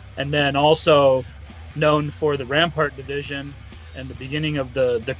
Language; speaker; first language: English; native; English